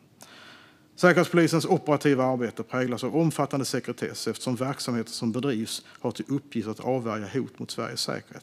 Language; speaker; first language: Swedish; native; Swedish